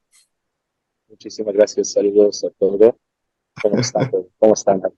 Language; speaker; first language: Spanish; non-native, learner; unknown